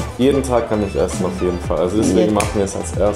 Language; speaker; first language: German; early bilingual, heritage; English